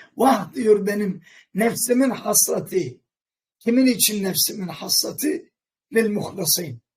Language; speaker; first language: Turkish; non-native, local second language; Kurdish